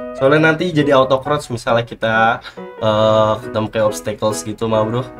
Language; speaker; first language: Indonesian; native; Indonesian